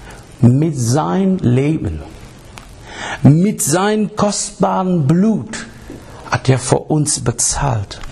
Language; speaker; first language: German; non-native, learner; English